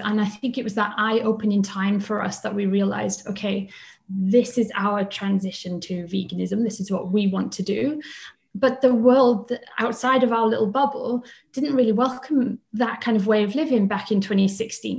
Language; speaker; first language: English; native; English